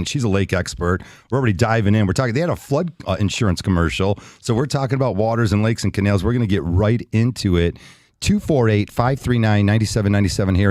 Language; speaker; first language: English; native; English